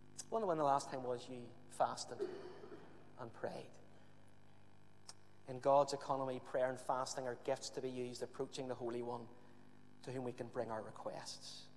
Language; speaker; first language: English; native; English